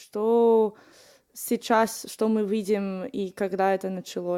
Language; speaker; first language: Russian; non-native, fluent; English